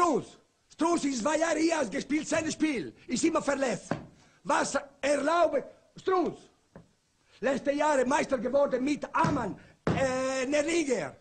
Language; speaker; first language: German; non-native, learner; Italian